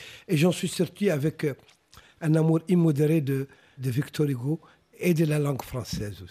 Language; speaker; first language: French; non-native, local second language; Arabic